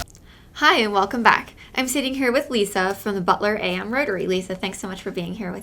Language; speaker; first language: English; native; English